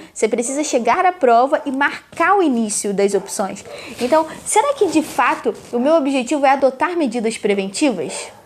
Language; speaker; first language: Portuguese; native; Portuguese